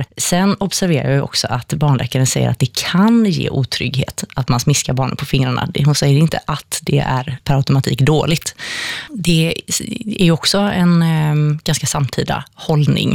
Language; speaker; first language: Swedish; native; Swedish